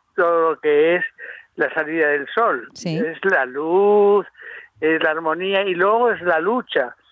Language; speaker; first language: Spanish; native; Spanish